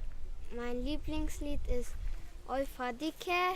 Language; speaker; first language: German; early bilingual, other home language; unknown